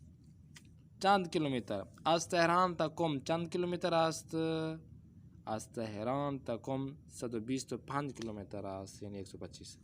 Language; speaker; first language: Persian; non-native, fluent; Urdu